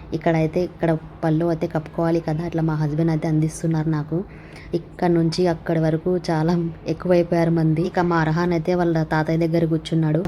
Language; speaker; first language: Telugu; non-native, local second language; Urdu